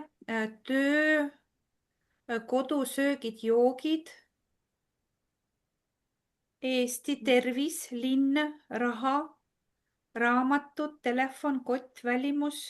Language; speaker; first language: Estonian; non-native, fluent; Russian